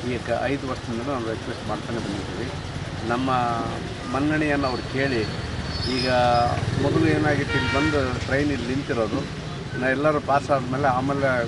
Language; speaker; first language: Kannada; native; Kannada